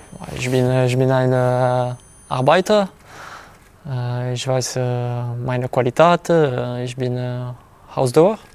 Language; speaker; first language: German; non-native, learner; French